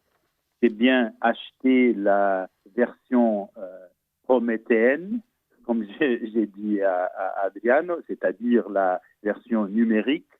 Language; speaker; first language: French; non-native, fluent; Portuguese